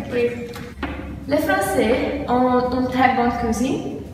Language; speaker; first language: French; non-native, learner; Portuguese